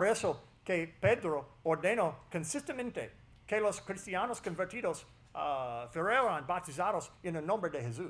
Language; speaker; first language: Spanish; non-native, fluent; English